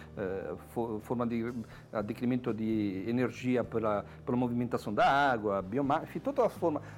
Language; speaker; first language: Portuguese; non-native, fluent; Italian